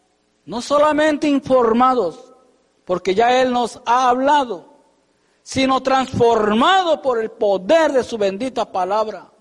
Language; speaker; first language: Spanish; native; Spanish